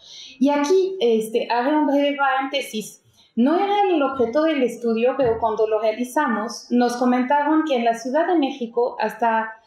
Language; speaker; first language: Spanish; native; Spanish